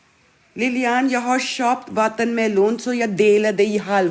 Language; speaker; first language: Swedish; non-native, learner; Urdu